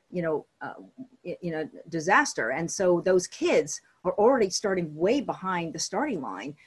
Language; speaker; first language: English; native; English